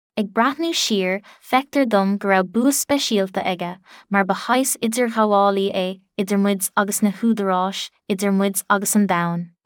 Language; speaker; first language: Irish; non-native, local second language; English